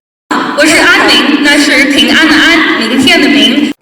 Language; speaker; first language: Chinese; non-native, fluent; English